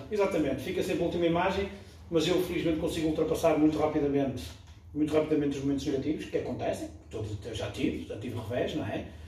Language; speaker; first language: Portuguese; early bilingual, other home language; French